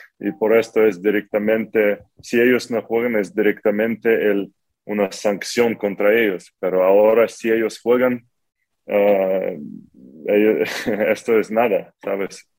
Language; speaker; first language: Spanish; non-native, learner; Ukrainian